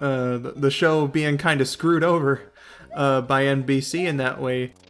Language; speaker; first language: English; native; English